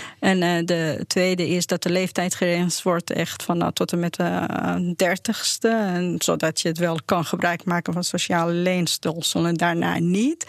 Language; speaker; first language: Dutch; non-native, fluent; Persian